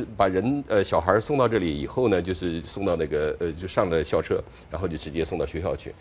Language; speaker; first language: Chinese; native; Chinese